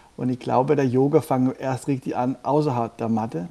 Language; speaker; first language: German; non-native, fluent; Danish